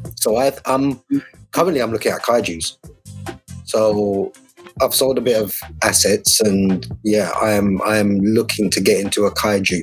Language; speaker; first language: English; native; English